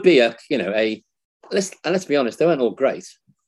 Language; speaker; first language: English; native; English